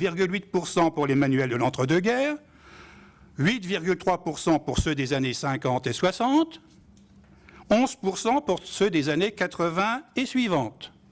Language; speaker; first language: French; native; French